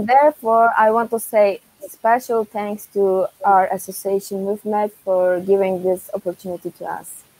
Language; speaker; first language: English; non-native, fluent; Turkish